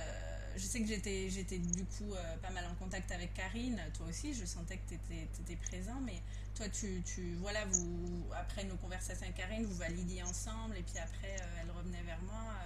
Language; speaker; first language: French; native; French